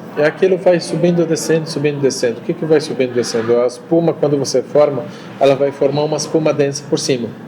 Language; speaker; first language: Portuguese; non-native, fluent; Arabic